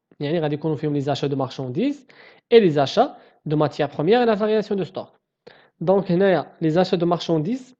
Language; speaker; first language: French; non-native, local second language; Arabic